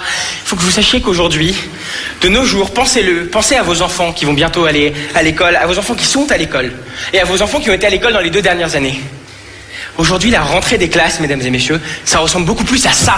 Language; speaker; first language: French; native; French